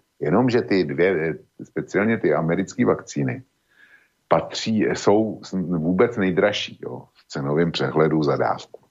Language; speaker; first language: Czech; native; Czech